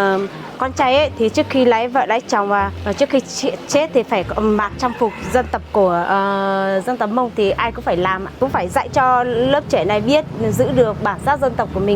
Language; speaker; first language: Vietnamese; non-native, local second language; Hmong